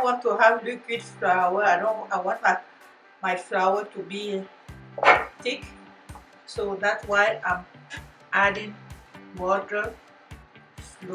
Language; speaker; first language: English; non-native, fluent; French